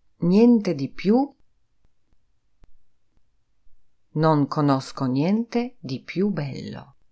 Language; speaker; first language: Italian; non-native, fluent; Polish